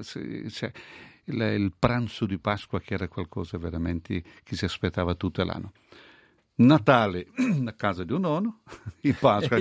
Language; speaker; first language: Italian; non-native, fluent; Portuguese